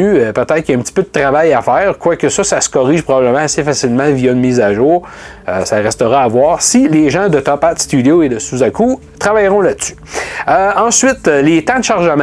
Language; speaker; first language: French; native; French